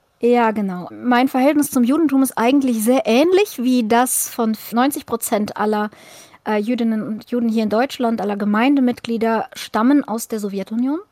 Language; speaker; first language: German; early bilingual, other home language; Russian